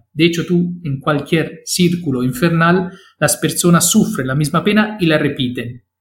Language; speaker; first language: Spanish; non-native, fluent; Italian